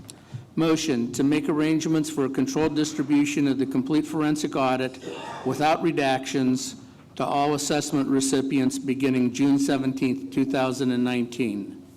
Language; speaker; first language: English; native; English